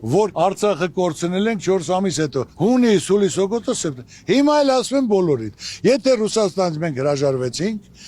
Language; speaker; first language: Armenian; native; Armenian